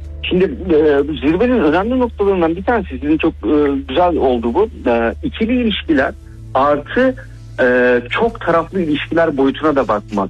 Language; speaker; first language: Turkish; native; Turkish